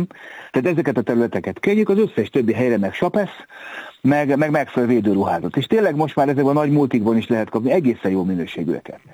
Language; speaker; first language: Hungarian; native; Hungarian